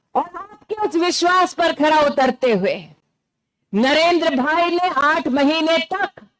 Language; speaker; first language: Hindi; non-native, local second language; Gujarati